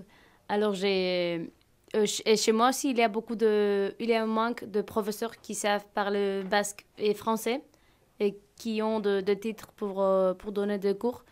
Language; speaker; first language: French; non-native, fluent; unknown